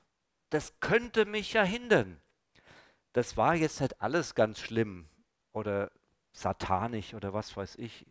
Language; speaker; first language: German; native; German